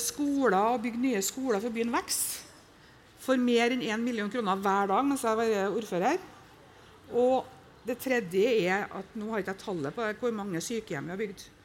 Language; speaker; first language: Norwegian; native; Norwegian